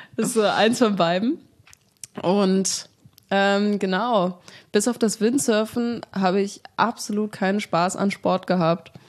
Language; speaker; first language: German; native; German